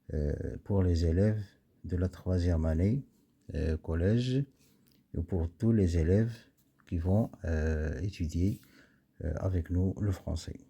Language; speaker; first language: French; non-native, local second language; Arabic